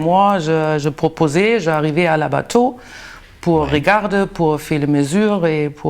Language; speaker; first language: French; non-native, learner; German